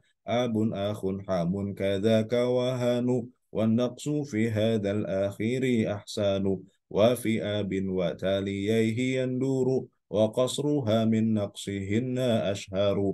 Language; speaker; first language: Arabic; non-native, fluent; Indonesian